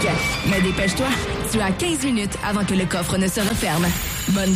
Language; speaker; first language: French; native; French